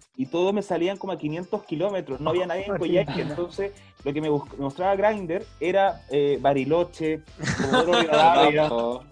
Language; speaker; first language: Spanish; native; Spanish